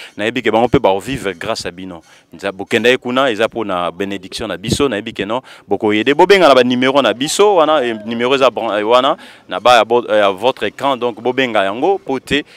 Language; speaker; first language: Lingala; native; Lingala